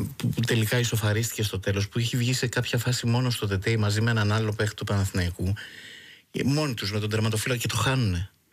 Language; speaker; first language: Greek; native; Greek